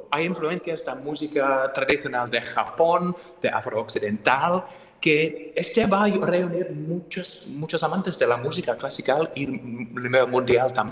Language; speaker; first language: Spanish; non-native, fluent; English